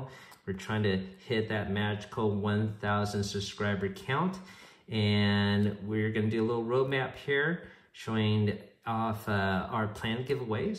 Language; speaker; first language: English; native; English